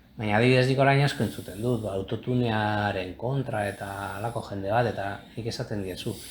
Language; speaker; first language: Basque; native; Basque